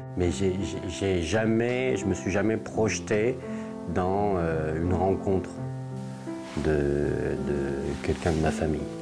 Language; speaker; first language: French; native; French